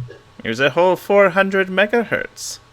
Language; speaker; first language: English; native; English